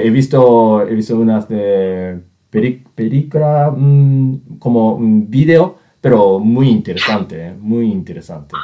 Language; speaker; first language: Spanish; non-native, learner; Japanese